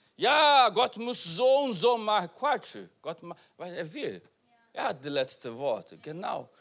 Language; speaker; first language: German; non-native, learner; Portuguese